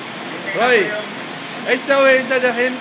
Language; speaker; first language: Arabic; non-native, learner; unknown